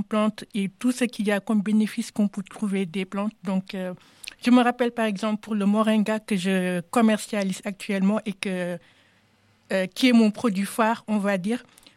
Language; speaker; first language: French; non-native, local second language; Wolof